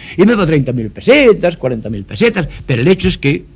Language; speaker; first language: Spanish; non-native, local second language; Galician